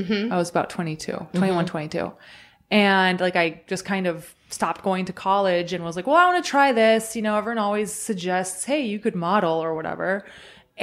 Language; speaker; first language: English; early bilingual, other home language; Croatian